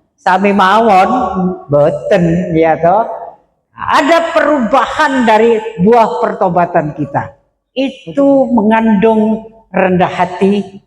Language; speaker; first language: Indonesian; non-native, local second language; Madurese